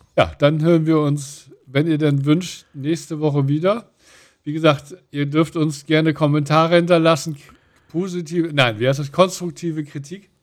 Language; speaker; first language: German; native; German